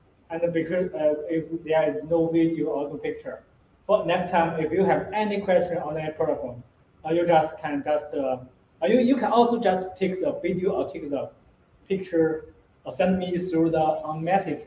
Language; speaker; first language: English; non-native, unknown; Chinese